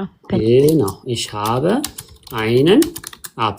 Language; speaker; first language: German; non-native, learner; Amharic